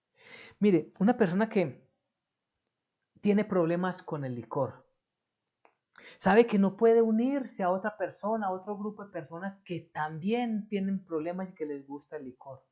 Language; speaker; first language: Spanish; native; Spanish